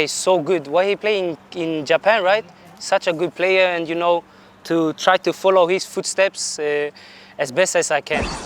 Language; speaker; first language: English; non-native, fluent; Swedish